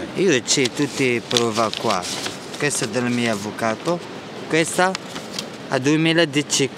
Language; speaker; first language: Italian; non-native, learner; Tigrinya